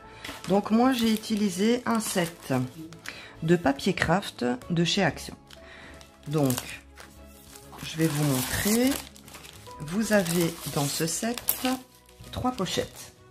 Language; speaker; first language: French; native; French